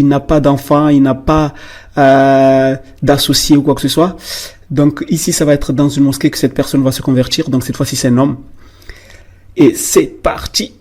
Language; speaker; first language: French; native; French